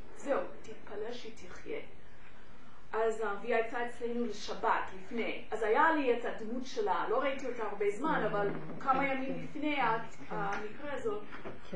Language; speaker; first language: Hebrew; non-native, fluent; English